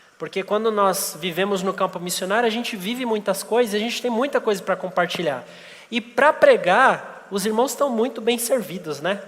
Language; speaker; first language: Portuguese; native; Portuguese